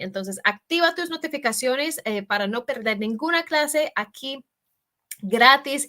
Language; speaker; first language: Spanish; non-native, fluent; English